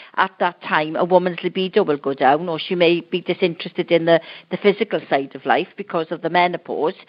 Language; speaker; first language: English; native; English